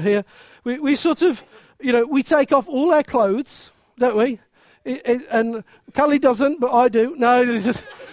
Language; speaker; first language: English; native; English